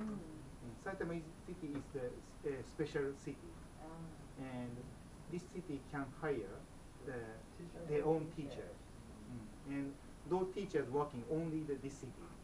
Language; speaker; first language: English; non-native, fluent; Japanese